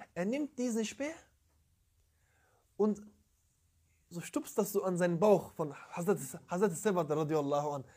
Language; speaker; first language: German; early bilingual, other home language; Turkish